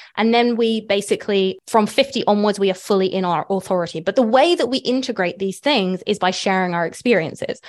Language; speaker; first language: English; native; English